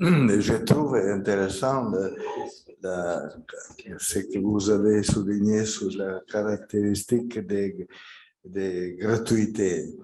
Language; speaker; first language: French; non-native, fluent; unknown